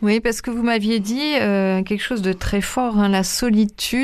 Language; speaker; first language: French; native; French